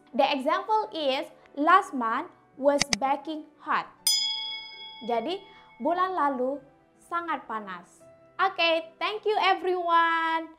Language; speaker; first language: English; non-native, fluent; Indonesian